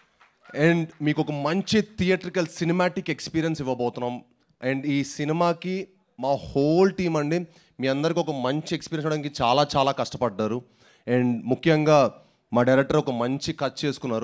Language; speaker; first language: Telugu; native; Telugu